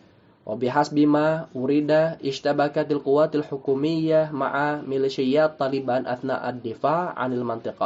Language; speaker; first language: Arabic; non-native, fluent; Indonesian